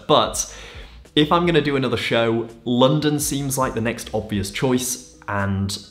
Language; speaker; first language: English; native; English